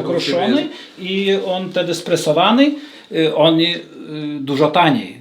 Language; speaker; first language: Polish; non-native, learner; Lithuanian